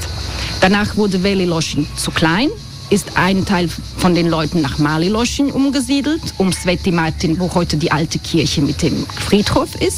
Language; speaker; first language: German; non-native, fluent; Croatian